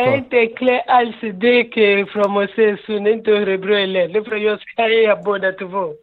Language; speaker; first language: Swedish; non-native, learner; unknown